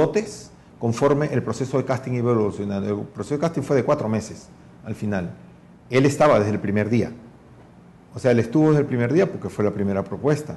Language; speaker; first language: Spanish; native; Spanish